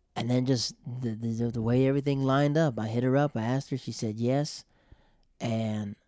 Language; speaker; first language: English; native; English